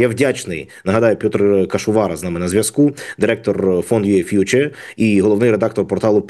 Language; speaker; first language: Ukrainian; native; Ukrainian